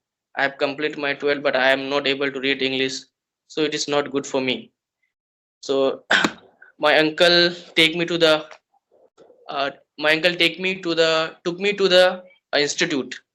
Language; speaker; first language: English; non-native, learner; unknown